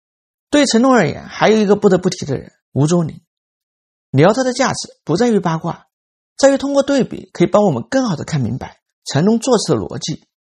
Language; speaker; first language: Chinese; native; Chinese